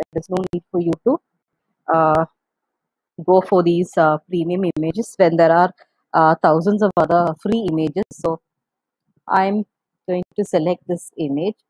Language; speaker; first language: English; non-native, local second language; Malayalam